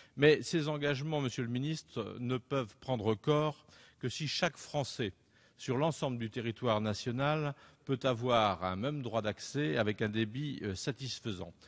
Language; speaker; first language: French; native; French